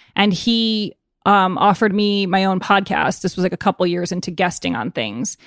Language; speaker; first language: English; native; English